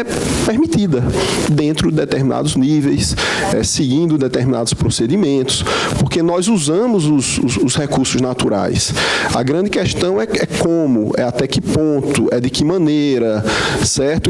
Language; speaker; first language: Portuguese; native; Portuguese